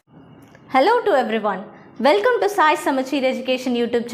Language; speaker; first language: English; non-native, local second language; Tamil